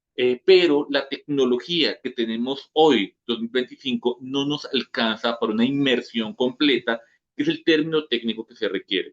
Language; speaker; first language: Spanish; native; Spanish